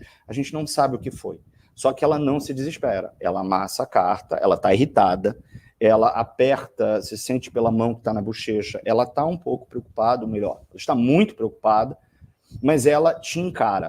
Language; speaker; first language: Portuguese; native; Portuguese